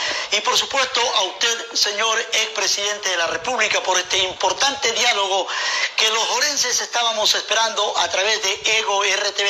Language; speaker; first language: Spanish; native; Spanish